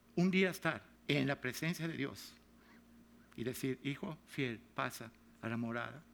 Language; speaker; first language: Spanish; native; Spanish